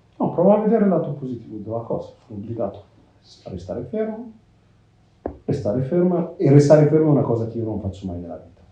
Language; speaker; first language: Italian; early bilingual, other home language; Yoruba